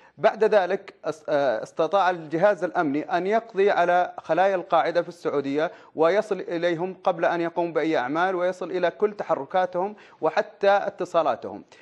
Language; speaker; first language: Arabic; native; Arabic